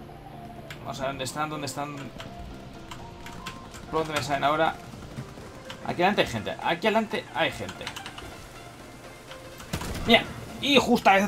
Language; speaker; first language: Spanish; native; Spanish